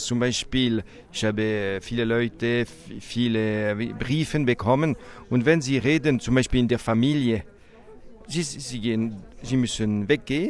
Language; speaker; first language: German; non-native, local second language; French